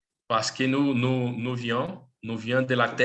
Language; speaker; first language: French; non-native, learner; Portuguese